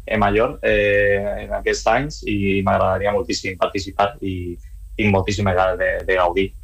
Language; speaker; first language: Catalan; non-native, learner; Spanish